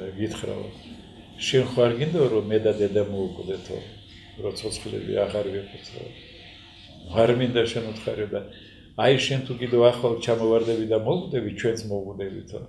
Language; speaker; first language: Georgian; non-native, local second language; Russian